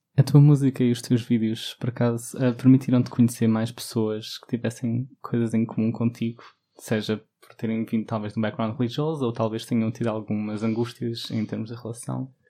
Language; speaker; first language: Portuguese; native; Portuguese